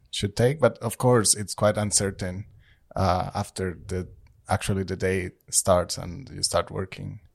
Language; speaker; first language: English; non-native, fluent; Spanish